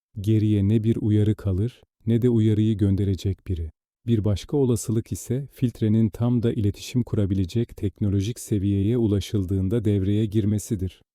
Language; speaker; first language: Turkish; native; Turkish